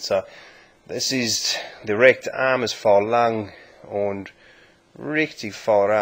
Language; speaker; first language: German; non-native, learner; English